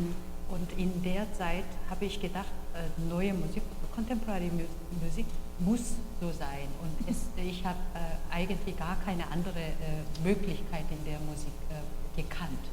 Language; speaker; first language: German; non-native, fluent; Korean